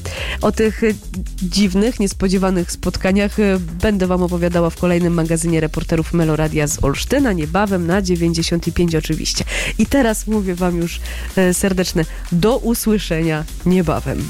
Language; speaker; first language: Polish; native; Polish